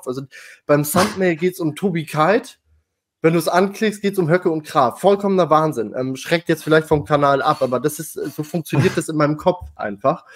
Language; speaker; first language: German; native; German